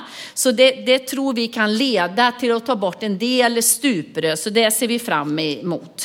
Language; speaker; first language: Swedish; native; Swedish